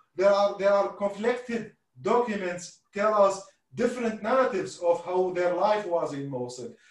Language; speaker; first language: English; non-native, fluent; Arabic